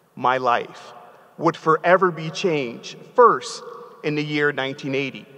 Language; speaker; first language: English; native; English